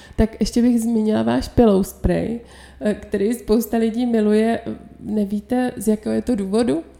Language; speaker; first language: Czech; native; Czech